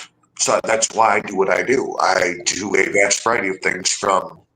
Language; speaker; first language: English; native; English